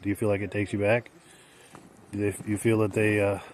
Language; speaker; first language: English; native; English